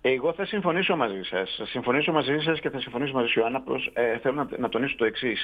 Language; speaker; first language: Greek; native; Greek